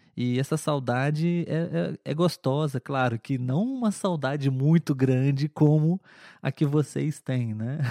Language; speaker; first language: Portuguese; native; Portuguese